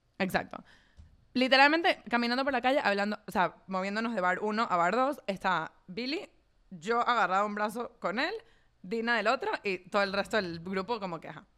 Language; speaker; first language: Spanish; native; Spanish